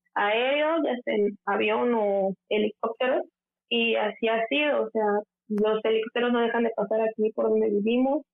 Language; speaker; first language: Spanish; native; Spanish